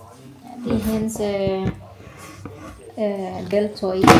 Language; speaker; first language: Danish; non-native, learner; Filipino